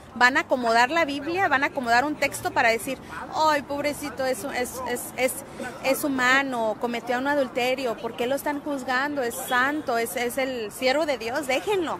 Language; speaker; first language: Spanish; early bilingual, heritage; Spanish